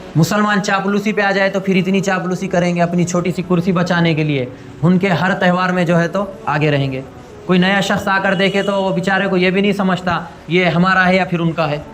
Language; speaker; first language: Urdu; native; Urdu